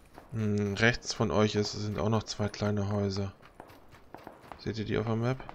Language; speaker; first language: German; native; German